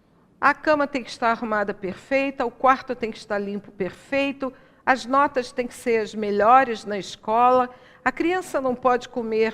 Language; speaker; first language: Portuguese; native; Portuguese